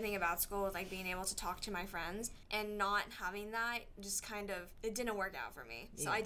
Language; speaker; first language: English; native; English